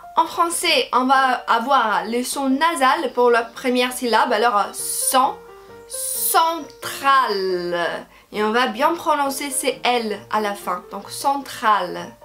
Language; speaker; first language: French; non-native, fluent; Portuguese